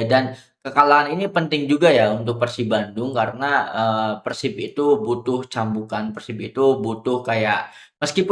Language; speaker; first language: Indonesian; native; Indonesian